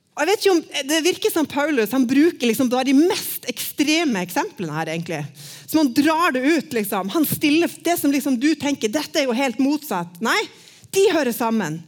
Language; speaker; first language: Norwegian; native; Norwegian